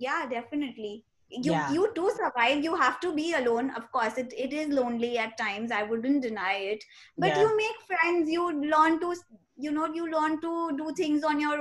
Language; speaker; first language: English; non-native, local second language; Hindi